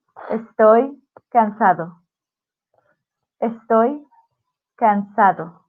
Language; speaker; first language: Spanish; non-native, fluent; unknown